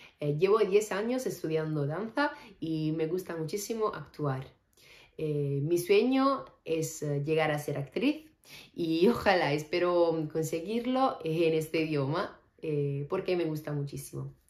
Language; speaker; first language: Spanish; non-native, fluent; Italian